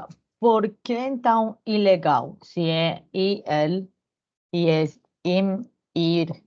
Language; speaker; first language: Portuguese; non-native, learner; Spanish